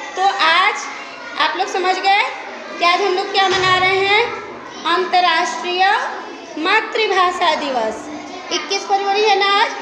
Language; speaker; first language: Hindi; non-native, local second language; Bhojpuri